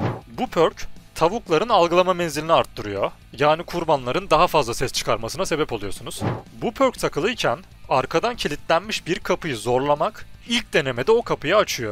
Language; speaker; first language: Turkish; native; Turkish